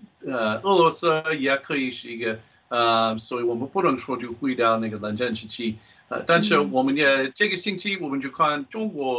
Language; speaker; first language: Chinese; non-native, fluent; English